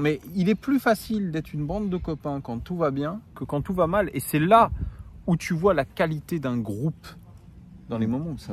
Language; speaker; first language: French; native; French